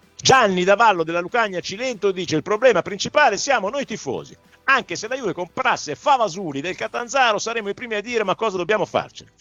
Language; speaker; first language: Italian; native; Italian